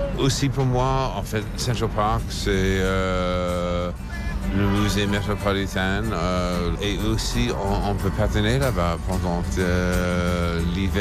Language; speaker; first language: French; non-native, fluent; English